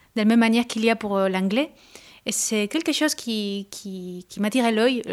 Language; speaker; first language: French; non-native, fluent; Spanish